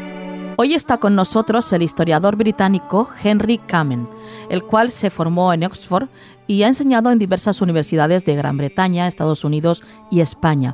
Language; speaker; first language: Spanish; native; Spanish